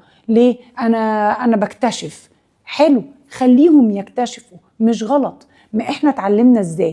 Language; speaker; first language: Arabic; native; Arabic